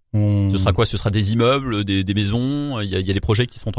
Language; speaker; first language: French; native; French